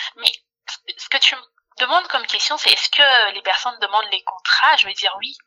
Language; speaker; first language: French; non-native, local second language; Lingala